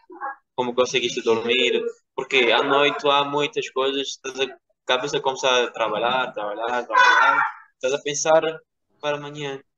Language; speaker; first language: Portuguese; non-native, fluent; Georgian